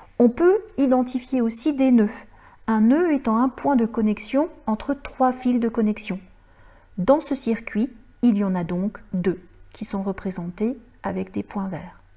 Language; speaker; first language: French; native; French